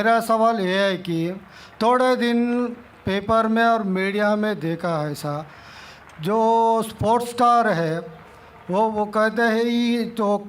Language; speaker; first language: Hindi; non-native, local second language; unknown